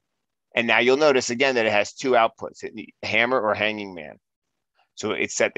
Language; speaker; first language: English; native; English